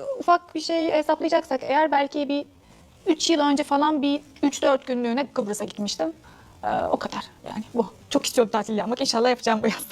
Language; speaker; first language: Turkish; non-native, fluent; Arabic